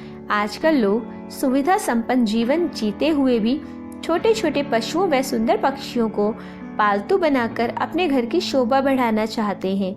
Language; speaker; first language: Hindi; native; Hindi